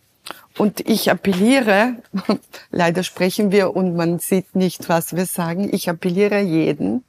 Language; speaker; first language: German; non-native, fluent; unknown